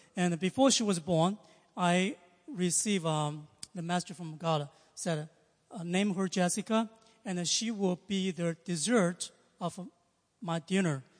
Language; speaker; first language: English; non-native, learner; Chinese